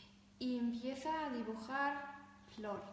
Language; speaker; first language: Spanish; non-native, fluent; Russian